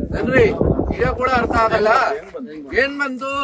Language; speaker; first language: Kannada; non-native, learner; Hindi